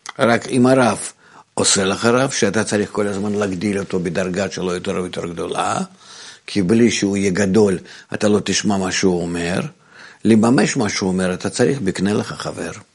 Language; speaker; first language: Hebrew; non-native, fluent; Russian